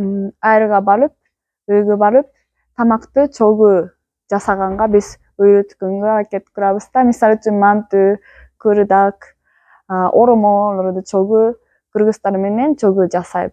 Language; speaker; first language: Kyrgyz; non-native, fluent; Japanese